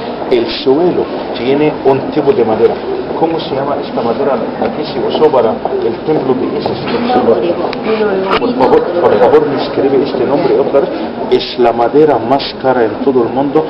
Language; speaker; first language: Spanish; non-native, fluent; Arabic